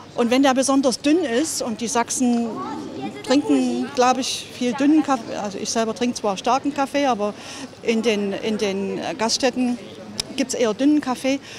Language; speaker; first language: German; native; German